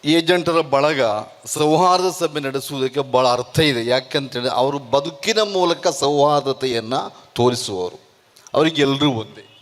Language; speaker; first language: Kannada; non-native, local second language; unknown